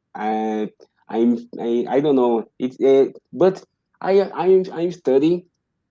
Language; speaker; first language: English; non-native, learner; Portuguese